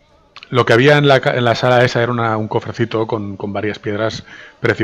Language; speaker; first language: Spanish; native; Spanish